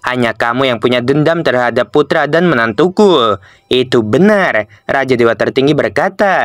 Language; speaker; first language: Indonesian; native; Indonesian